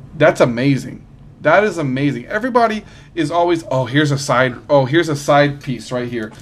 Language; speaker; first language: English; native; English